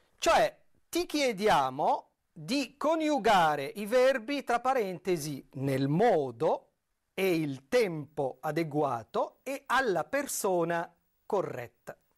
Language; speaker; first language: Italian; non-native, fluent; Arabic